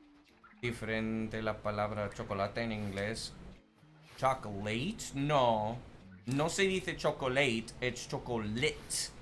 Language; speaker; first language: Spanish; non-native, fluent; English